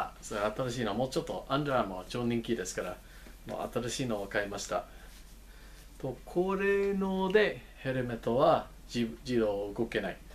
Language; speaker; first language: Japanese; non-native, learner; English